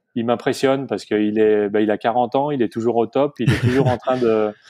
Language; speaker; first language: French; native; French